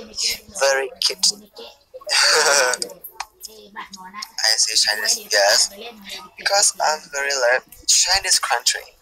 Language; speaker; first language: English; non-native, learner; Thai